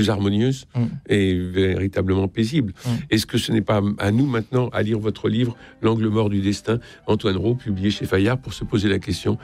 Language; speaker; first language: French; native; French